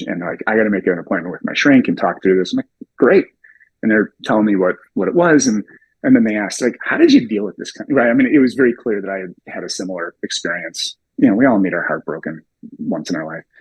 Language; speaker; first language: English; native; English